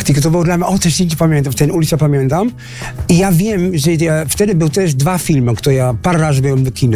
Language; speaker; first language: Polish; non-native, fluent; Dutch